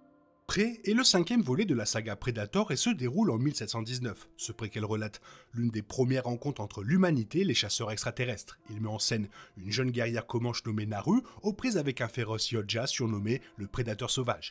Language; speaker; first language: French; native; French